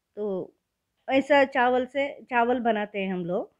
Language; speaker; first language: Hindi; non-native, local second language; Kannada